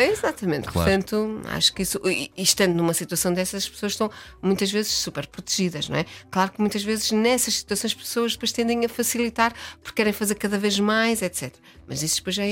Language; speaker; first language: Portuguese; native; Portuguese